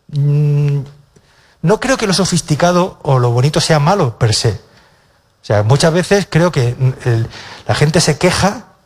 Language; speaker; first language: Spanish; native; Spanish